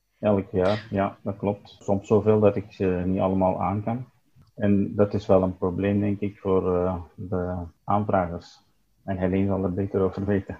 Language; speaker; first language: Dutch; non-native, fluent; Turkish